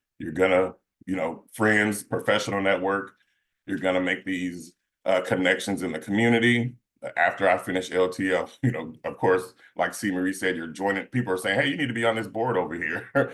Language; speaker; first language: English; native; English